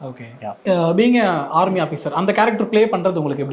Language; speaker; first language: Tamil; native; Tamil